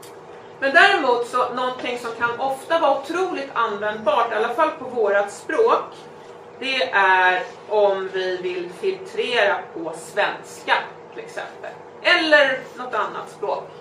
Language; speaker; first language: Swedish; native; Swedish